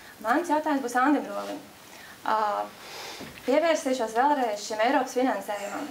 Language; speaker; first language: Latvian; native; Latvian